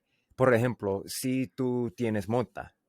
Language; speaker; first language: Spanish; non-native, learner; English